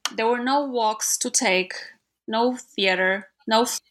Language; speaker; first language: English; non-native, fluent; Polish